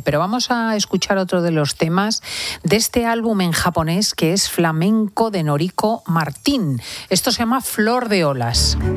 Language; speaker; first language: Spanish; native; Spanish